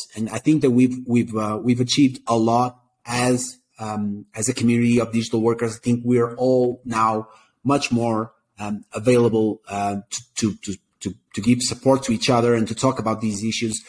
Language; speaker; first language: English; non-native, fluent; Portuguese